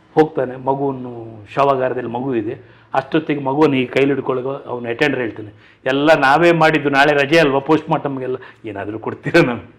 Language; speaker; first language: Kannada; non-native, local second language; Tulu